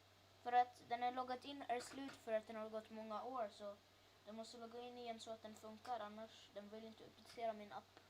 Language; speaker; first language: Swedish; early bilingual, other home language; Turkish